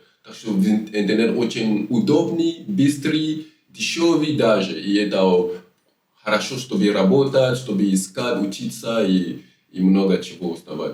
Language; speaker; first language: Russian; non-native, learner; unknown